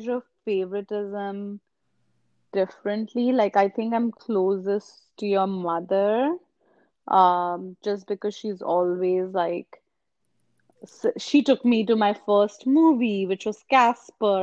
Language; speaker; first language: English; non-native, local second language; Hindi